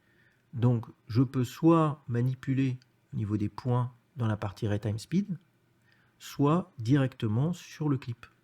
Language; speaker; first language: French; native; French